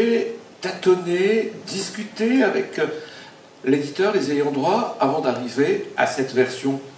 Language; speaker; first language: French; native; French